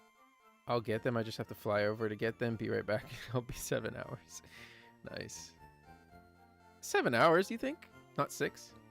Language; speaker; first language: English; native; English